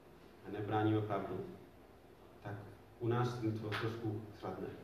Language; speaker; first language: Czech; non-native, fluent; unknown